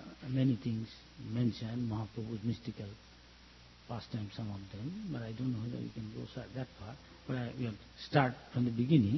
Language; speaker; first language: English; non-native, local second language; Bangla